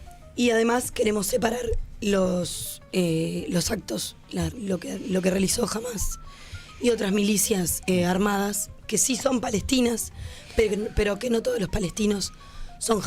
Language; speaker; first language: Spanish; native; Spanish